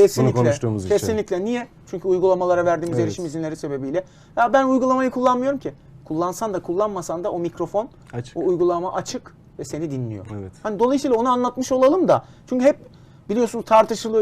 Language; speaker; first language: Turkish; native; Turkish